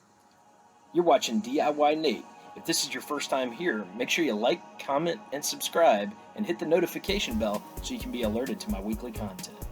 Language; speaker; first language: English; native; English